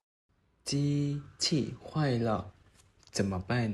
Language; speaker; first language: Chinese; non-native, fluent; Khmer